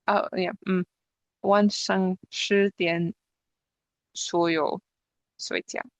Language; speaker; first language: Chinese; non-native, learner; English